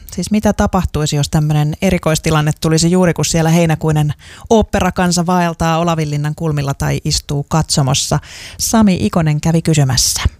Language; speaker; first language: Finnish; native; Finnish